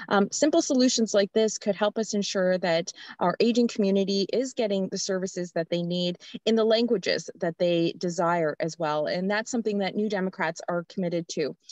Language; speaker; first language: English; native; English